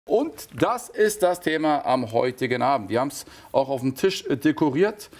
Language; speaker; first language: German; early bilingual, other home language; Turkish